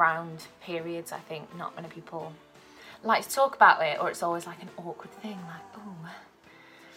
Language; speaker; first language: English; native; English